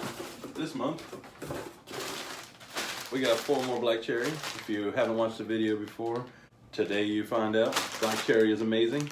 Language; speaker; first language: English; native; English